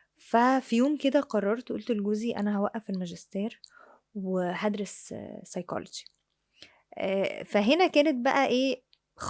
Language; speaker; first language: Arabic; native; Arabic